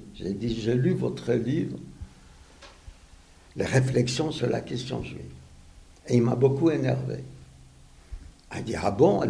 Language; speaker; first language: French; non-native, fluent; Yiddish